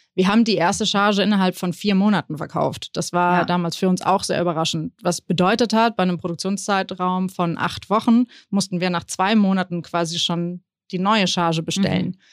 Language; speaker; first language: German; early bilingual, other home language; Spanish